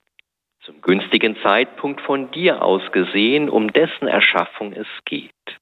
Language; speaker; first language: German; native; German